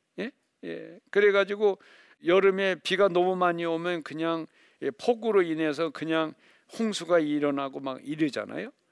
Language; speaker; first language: Korean; native; Korean